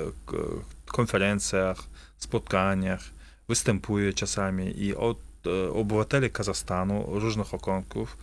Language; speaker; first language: Polish; non-native, fluent; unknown